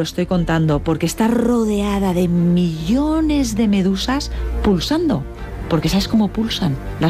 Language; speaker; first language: Spanish; native; Spanish